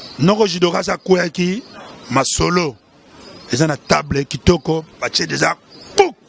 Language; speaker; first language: Lingala; native; Lingala